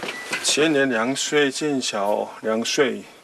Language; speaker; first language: Chinese; non-native, learner; Korean